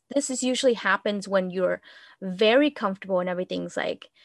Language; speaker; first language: English; non-native, fluent; Vietnamese